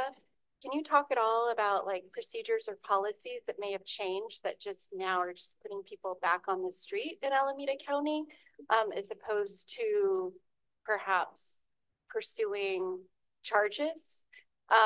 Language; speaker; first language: English; native; English